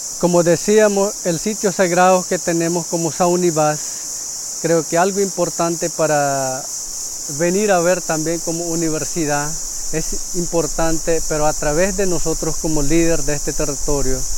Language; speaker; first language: Spanish; non-native, local second language; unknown